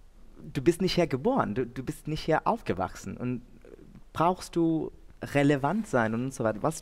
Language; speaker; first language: German; non-native, fluent; Bangla